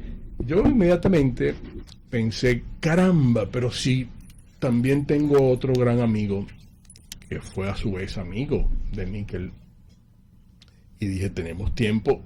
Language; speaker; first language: Spanish; native; Spanish